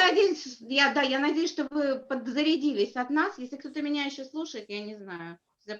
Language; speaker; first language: Russian; native; Russian